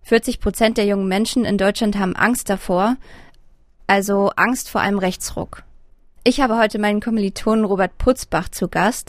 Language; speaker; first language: German; native; German